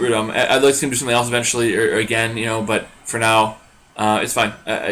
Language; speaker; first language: English; native; English